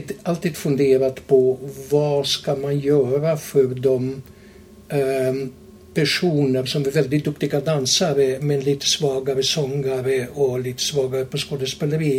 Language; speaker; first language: Swedish; non-native, fluent; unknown